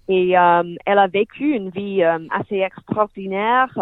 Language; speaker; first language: French; non-native, fluent; English